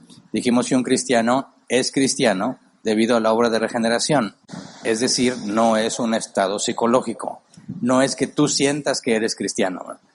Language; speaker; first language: Spanish; native; Spanish